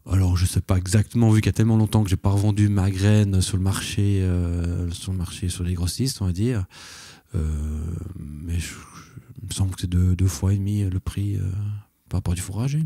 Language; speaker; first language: French; native; French